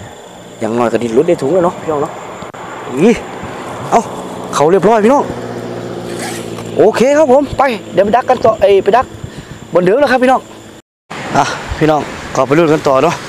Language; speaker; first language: Thai; non-native, local second language; Northeastern Thai